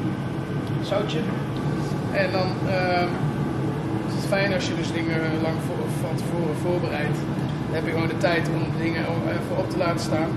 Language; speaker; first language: Dutch; native; Dutch